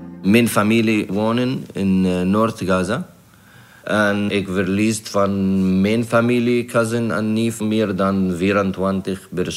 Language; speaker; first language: Dutch; non-native, learner; Arabic